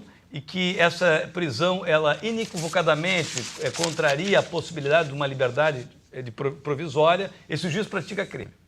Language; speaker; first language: Portuguese; native; Portuguese